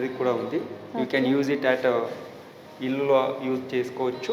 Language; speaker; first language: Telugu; non-native, local second language; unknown